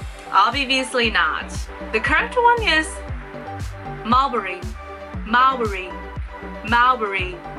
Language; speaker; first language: English; non-native, fluent; Chinese